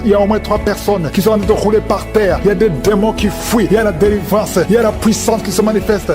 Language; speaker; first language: French; non-native, local second language; Rundi